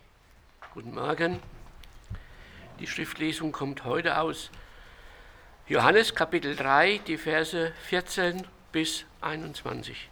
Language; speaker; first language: German; native; German